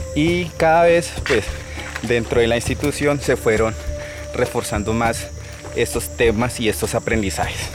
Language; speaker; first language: Spanish; native; Spanish